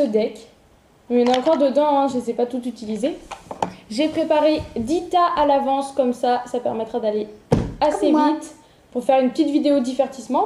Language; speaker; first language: French; native; French